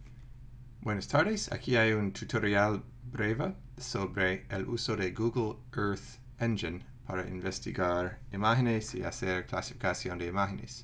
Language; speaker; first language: Spanish; non-native, fluent; English